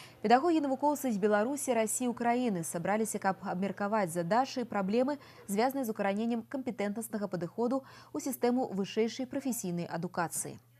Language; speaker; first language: Belarusian; non-native, local second language; Russian